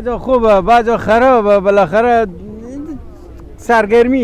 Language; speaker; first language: Persian; native; Persian